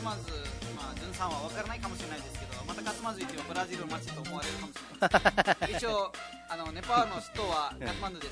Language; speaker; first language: Japanese; non-native, fluent; Nepali